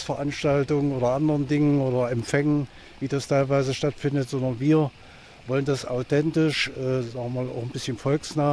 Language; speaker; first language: German; native; German